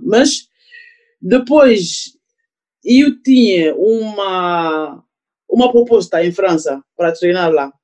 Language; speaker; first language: Portuguese; non-native, learner; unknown